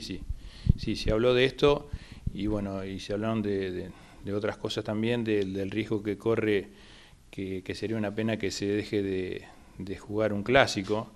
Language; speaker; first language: Spanish; native; Spanish